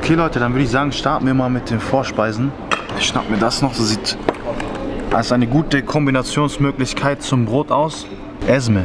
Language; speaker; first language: German; native; German